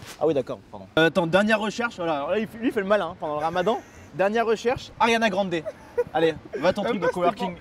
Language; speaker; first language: French; native; French